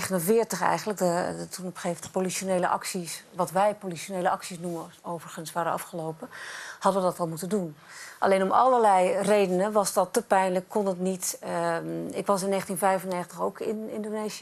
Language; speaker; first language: Dutch; native; Dutch